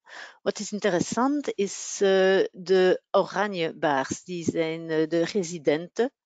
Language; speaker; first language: Dutch; non-native, local second language; French